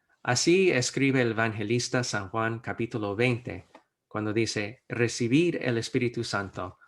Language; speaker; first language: Spanish; non-native, fluent; English